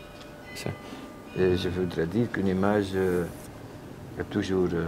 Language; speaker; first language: French; non-native, local second language; Dutch